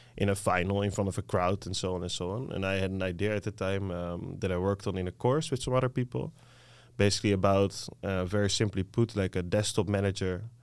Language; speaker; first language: English; non-native, fluent; Dutch